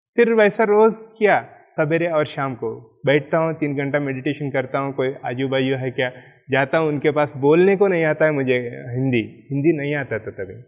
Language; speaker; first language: Hindi; non-native, local second language; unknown